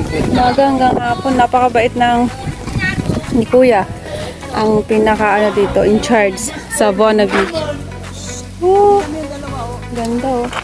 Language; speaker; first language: Filipino; native; Filipino